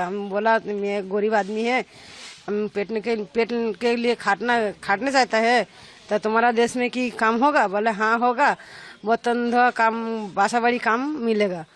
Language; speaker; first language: Hindi; non-native, learner; Bangla